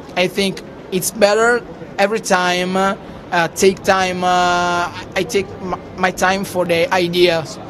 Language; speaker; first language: English; non-native, learner; Italian